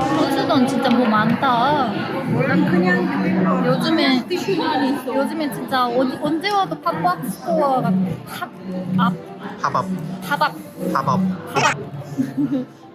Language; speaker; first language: Korean; early bilingual, heritage; Japanese